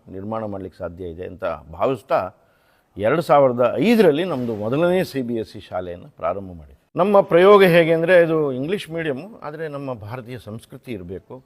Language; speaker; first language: Kannada; native; Kannada